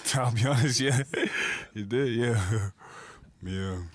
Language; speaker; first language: English; native; English